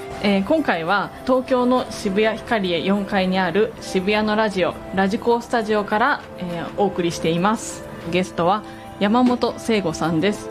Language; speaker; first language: Japanese; native; Japanese